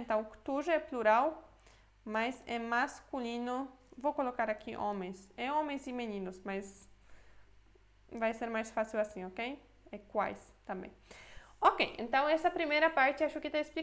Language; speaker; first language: Portuguese; non-native, fluent; Polish